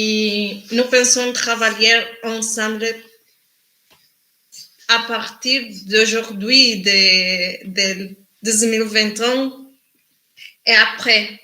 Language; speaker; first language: French; non-native, learner; Spanish